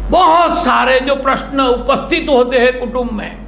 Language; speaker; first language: Hindi; non-native, local second language; Gujarati